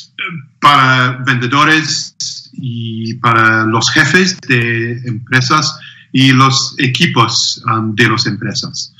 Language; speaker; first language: Spanish; non-native, learner; English